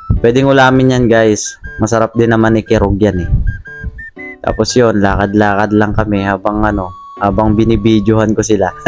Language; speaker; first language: Filipino; non-native, local second language; Iloko